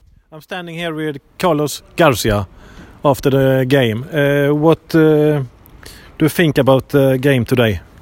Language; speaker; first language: English; non-native, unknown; Swedish